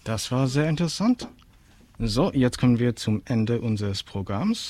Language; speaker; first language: German; non-native, learner; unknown